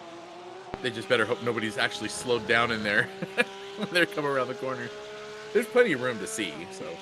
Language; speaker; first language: English; native; English